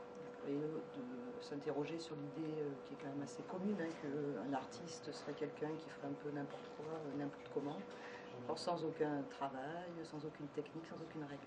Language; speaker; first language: French; native; French